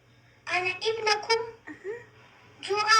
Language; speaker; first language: Arabic; non-native, learner; Amharic